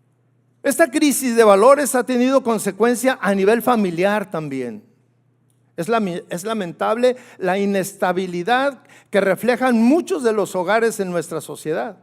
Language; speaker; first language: Spanish; native; Spanish